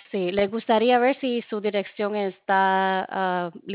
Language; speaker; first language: Spanish; early bilingual, heritage; Spanish